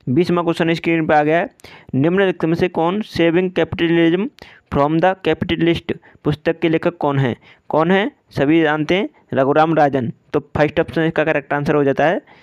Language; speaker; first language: Hindi; native; Hindi